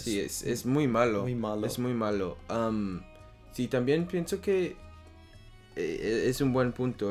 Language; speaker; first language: Spanish; non-native, learner; French